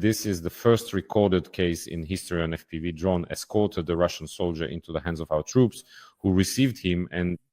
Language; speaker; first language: English; non-native, fluent; Ukrainian